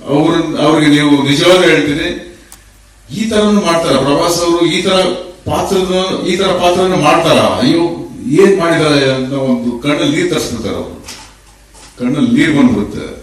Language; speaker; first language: Kannada; native; Kannada